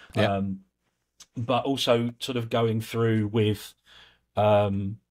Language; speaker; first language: English; native; English